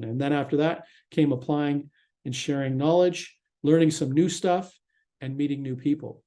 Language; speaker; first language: English; native; English